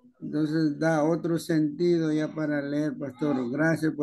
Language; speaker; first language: Spanish; native; Spanish